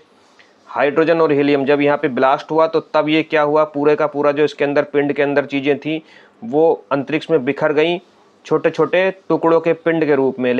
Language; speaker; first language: Hindi; native; Hindi